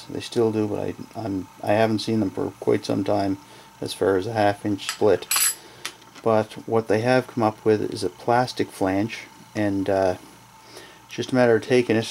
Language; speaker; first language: English; native; English